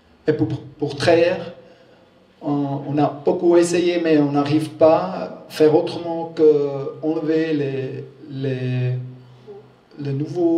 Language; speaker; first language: French; non-native, learner; German